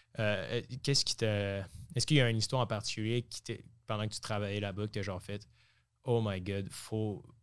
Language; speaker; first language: French; native; French